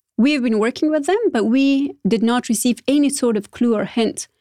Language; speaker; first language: English; non-native, fluent; Persian